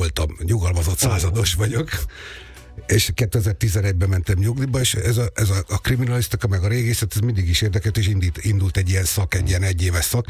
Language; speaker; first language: Hungarian; native; Hungarian